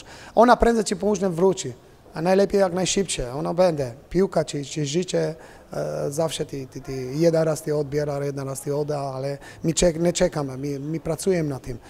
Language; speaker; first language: Polish; non-native, fluent; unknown